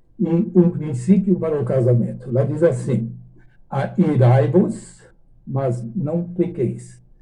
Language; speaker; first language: Portuguese; non-native, fluent; German